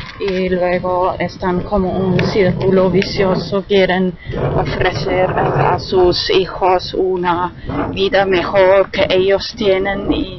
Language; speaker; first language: Spanish; non-native, fluent; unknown